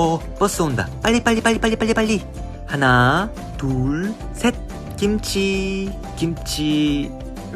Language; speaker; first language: Korean; non-native, learner; Russian